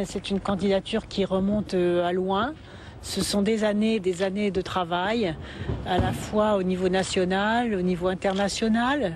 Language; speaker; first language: French; native; French